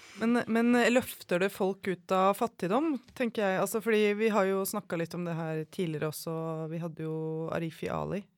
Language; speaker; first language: Norwegian; native; Norwegian